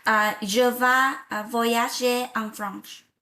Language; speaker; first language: French; non-native, learner; Vietnamese